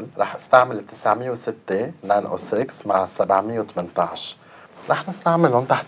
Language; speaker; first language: Arabic; native; Arabic